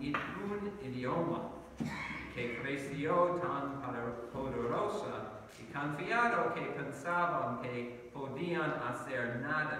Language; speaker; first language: Spanish; non-native, learner; English